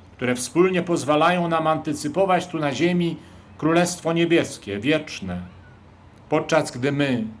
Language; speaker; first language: Polish; native; Polish